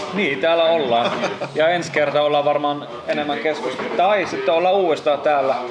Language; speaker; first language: Finnish; non-native, fluent; German